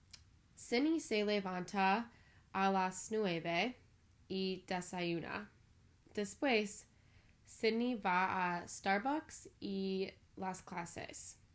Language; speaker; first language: Spanish; non-native, learner; English